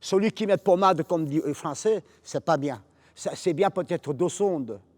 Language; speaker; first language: French; non-native, fluent; Korean